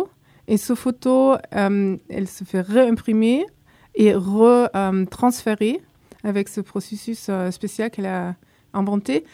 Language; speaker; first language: French; non-native, fluent; German